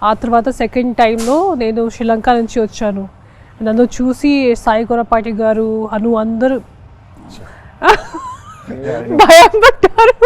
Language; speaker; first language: Telugu; non-native, fluent; Hindi